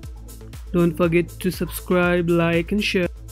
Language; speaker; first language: English; non-native, local second language; Nepali